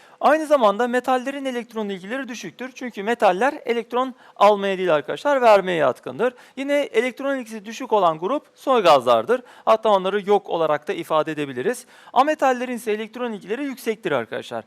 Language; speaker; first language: Turkish; native; Turkish